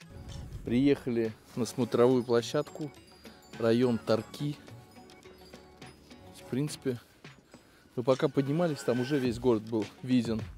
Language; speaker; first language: Russian; native; Russian